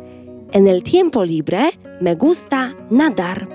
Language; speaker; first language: Spanish; non-native, fluent; Polish